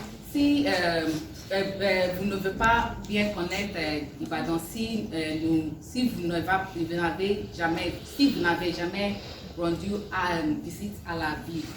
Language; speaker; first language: French; non-native, learner; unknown